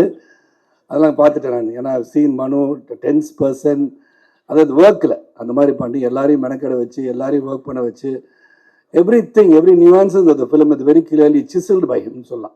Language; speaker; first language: Tamil; native; Tamil